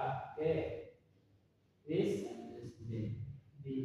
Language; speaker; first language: English; non-native, learner; Indonesian